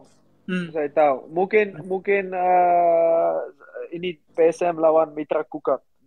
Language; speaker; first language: Indonesian; non-native, learner; Dutch